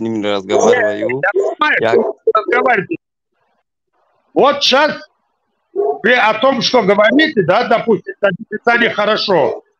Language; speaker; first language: Russian; non-native, local second language; Tajik